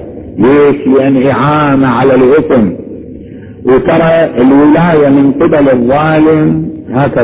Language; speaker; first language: Arabic; native; Arabic